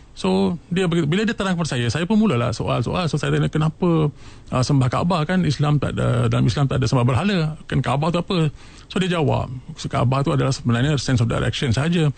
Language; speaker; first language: Malay; native; Malay